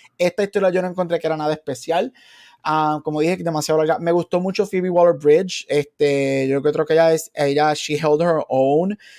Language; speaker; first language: Spanish; native; Spanish